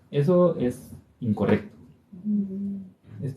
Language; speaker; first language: Spanish; non-native, learner; Korean